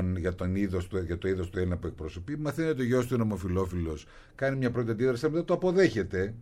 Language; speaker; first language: Greek; native; Greek